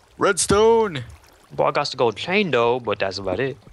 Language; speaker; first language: English; native; English